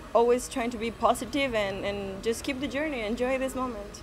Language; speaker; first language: English; non-native, fluent; Spanish